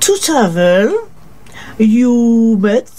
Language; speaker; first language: English; non-native, learner; French